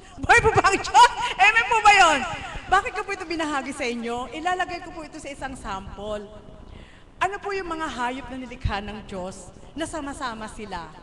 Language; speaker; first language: Filipino; non-native, local second language; Cebuano